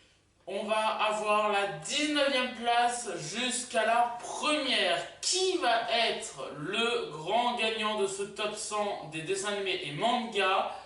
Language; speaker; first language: French; native; French